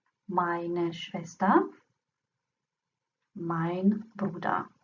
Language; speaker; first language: German; non-native, fluent; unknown